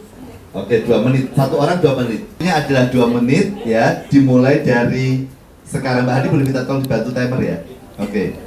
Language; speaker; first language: Indonesian; native; Indonesian